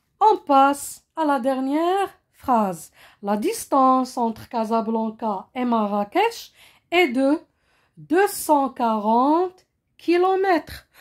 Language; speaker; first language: French; non-native, local second language; Arabic